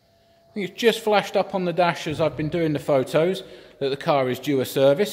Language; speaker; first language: English; native; English